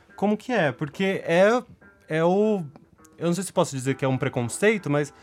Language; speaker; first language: Portuguese; native; Portuguese